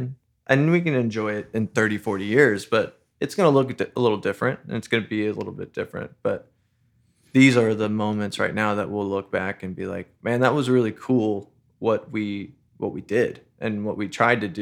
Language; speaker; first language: English; native; English